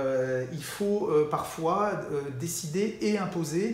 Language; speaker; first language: French; native; French